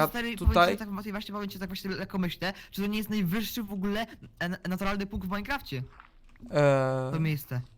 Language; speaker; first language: Polish; native; Polish